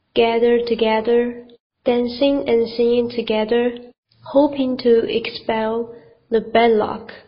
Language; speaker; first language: English; non-native, fluent; Chinese